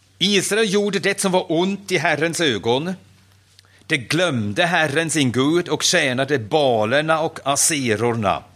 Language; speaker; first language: Swedish; non-native, fluent; German